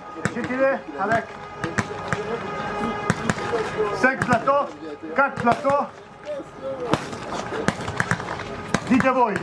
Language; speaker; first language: French; non-native, learner; Italian